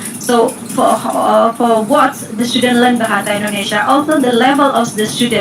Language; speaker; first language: English; non-native, learner; Indonesian